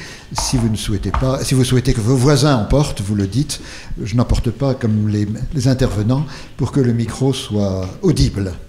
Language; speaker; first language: French; native; French